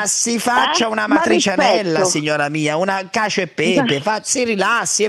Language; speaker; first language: Italian; native; Italian